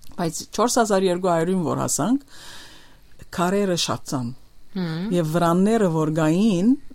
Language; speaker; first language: Armenian; early bilingual, heritage; Armenian